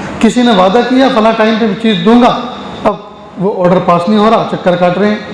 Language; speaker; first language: Urdu; native; Urdu